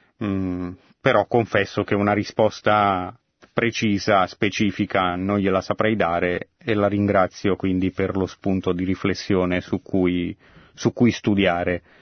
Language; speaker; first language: Italian; native; Italian